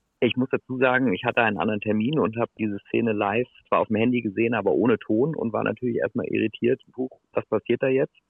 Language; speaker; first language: German; native; German